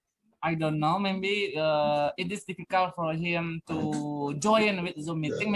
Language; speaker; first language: English; non-native, learner; Indonesian